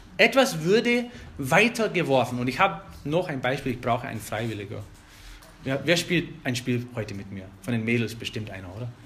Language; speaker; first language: German; non-native, fluent; English